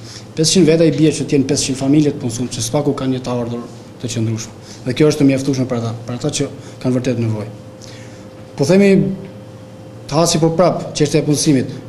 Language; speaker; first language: Albanian; native; Albanian